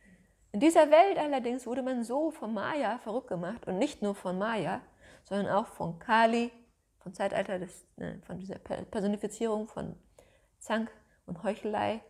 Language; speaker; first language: German; native; German